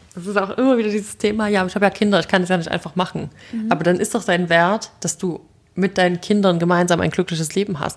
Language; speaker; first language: German; native; German